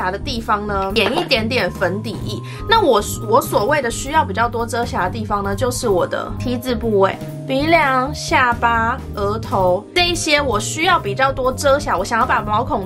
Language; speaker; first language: Chinese; native; Chinese